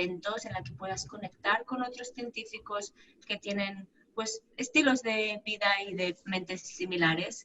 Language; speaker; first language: Spanish; native; Spanish